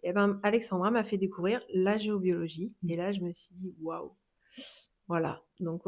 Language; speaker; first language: French; native; French